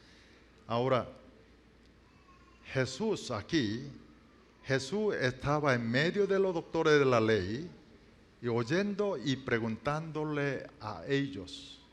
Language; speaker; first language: Spanish; non-native, learner; Korean